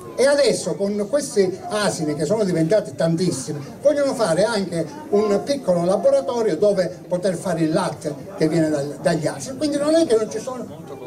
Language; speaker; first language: Italian; native; Italian